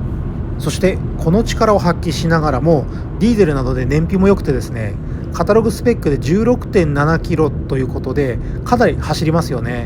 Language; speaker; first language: Japanese; native; Japanese